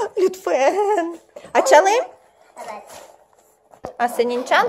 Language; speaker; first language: Turkish; non-native, learner; Russian